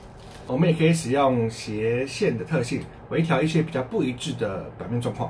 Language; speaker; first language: Chinese; native; Chinese